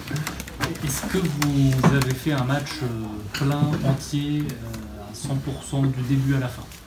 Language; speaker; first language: French; native; French